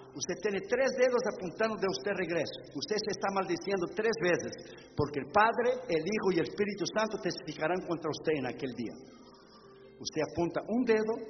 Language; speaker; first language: Spanish; non-native, fluent; Portuguese